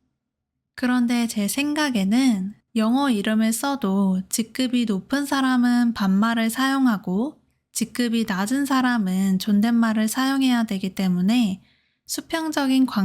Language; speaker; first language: Korean; native; Korean